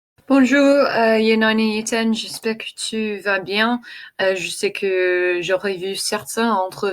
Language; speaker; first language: French; non-native, fluent; English